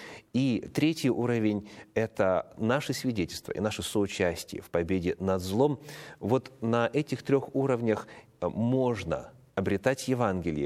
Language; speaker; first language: Russian; native; Russian